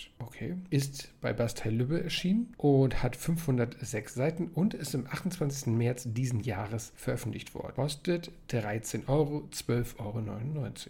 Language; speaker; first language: German; native; German